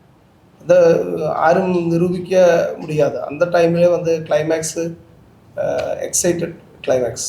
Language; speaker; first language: Tamil; non-native, learner; Malayalam